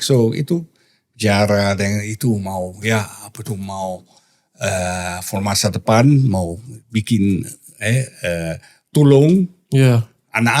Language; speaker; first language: Indonesian; non-native, learner; Dutch